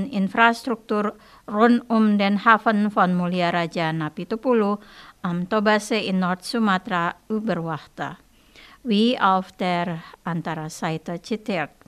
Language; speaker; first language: German; non-native, fluent; Indonesian